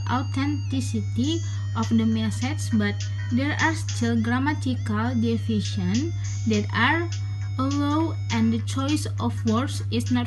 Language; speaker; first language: English; non-native, learner; Indonesian